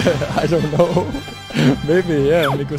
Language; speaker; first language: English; non-native, fluent; Danish